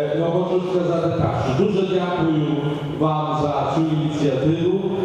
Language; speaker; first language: Polish; non-native, learner; Ukrainian